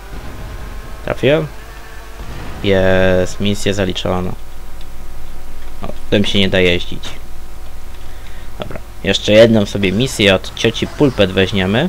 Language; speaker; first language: Polish; native; Polish